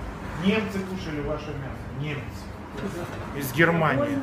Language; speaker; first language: Russian; native; Russian